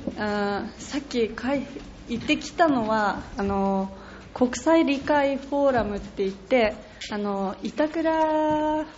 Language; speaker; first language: Japanese; non-native, fluent; Mongolian